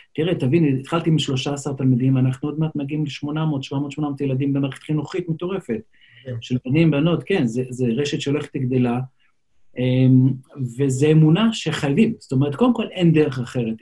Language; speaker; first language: Hebrew; non-native, local second language; Yiddish